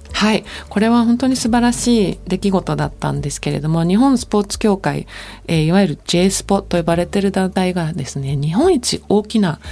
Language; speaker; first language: Japanese; native; Japanese